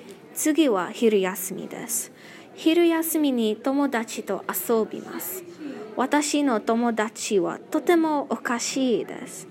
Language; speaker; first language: Japanese; non-native, learner; English